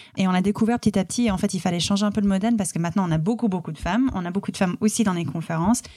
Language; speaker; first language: French; non-native, fluent; English